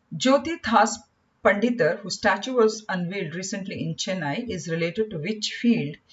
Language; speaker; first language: English; non-native, local second language; Kannada